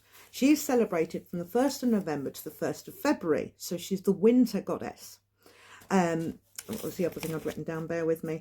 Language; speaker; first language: English; native; English